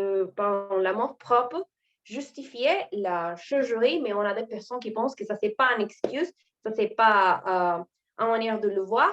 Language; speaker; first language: French; non-native, learner; Spanish